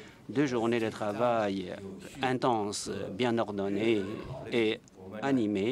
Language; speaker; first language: French; non-native, fluent; Chinese